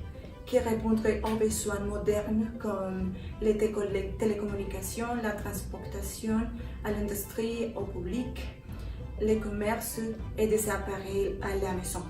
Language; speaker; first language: French; non-native, learner; Spanish